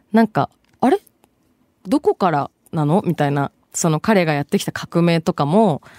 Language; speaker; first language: Japanese; early bilingual, other home language; Bangla